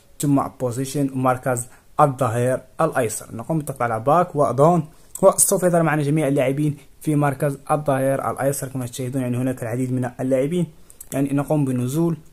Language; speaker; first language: Arabic; native; Arabic